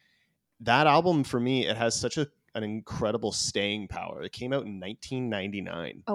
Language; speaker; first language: English; native; English